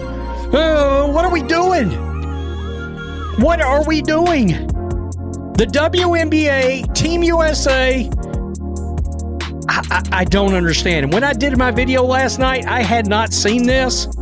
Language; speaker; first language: English; native; English